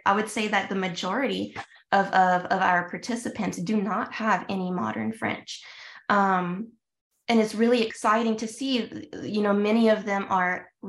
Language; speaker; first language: English; early bilingual, other home language; French